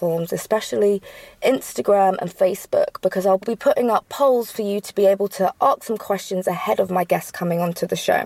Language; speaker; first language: English; native; English